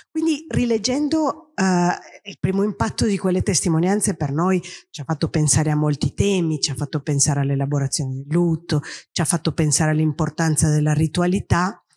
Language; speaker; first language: Italian; non-native, fluent; Spanish